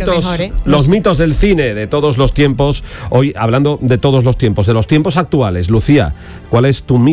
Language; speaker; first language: Spanish; native; Spanish